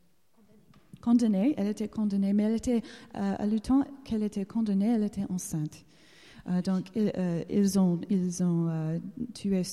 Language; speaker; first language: French; non-native, learner; English